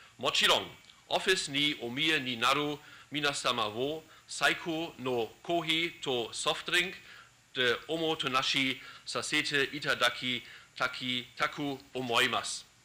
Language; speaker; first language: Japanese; non-native, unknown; German